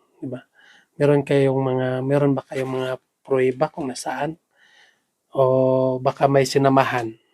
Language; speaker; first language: Filipino; non-native, local second language; Cebuano